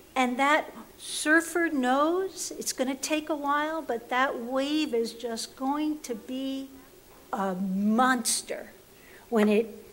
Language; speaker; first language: English; native; English